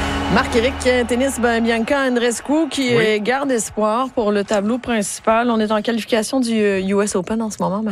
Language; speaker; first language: French; native; French